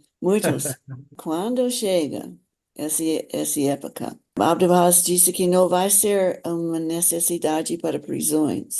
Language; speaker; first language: Portuguese; non-native, fluent; English